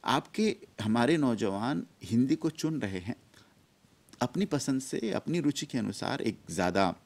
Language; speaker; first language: Hindi; early bilingual, heritage; Hindi